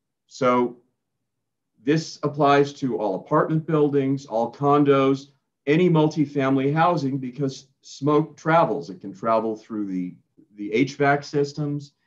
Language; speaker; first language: English; native; English